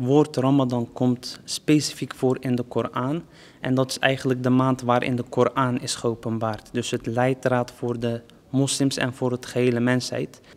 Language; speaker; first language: Dutch; early bilingual, other home language; Turkish